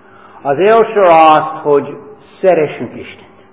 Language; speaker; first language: Hungarian; non-native, fluent; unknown